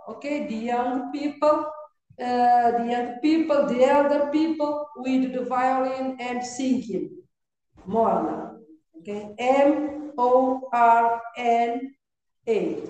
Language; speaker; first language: English; non-native, learner; Kabuverdianu